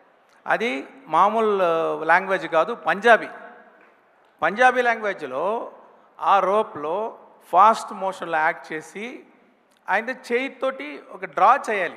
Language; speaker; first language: Telugu; non-native, fluent; Tamil